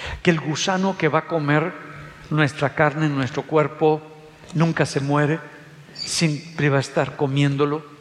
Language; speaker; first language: Spanish; native; Spanish